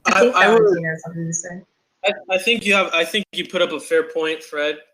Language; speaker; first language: English; native; English